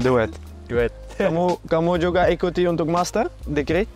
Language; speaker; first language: Indonesian; non-native, fluent; Dutch